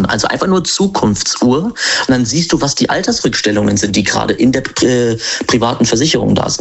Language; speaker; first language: German; native; German